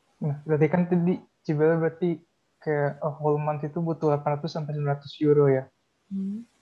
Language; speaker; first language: Indonesian; native; Indonesian